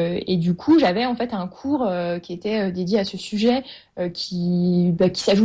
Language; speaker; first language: French; native; French